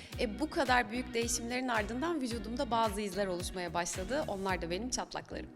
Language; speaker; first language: Turkish; native; Turkish